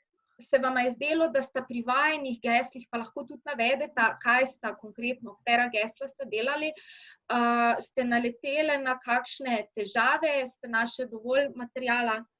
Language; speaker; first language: Slovenian; native; Slovenian